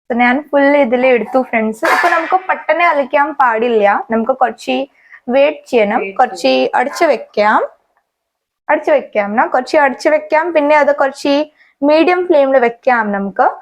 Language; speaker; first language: Malayalam; non-native, learner; Hindi